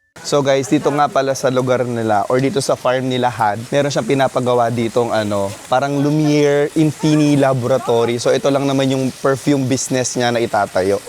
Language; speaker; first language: Filipino; non-native, local second language; Pampanga